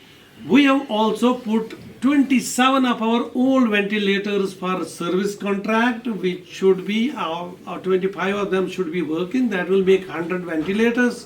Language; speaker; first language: English; non-native, local second language; Kashmiri